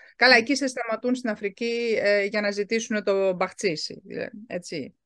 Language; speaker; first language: Greek; early bilingual, heritage; Greek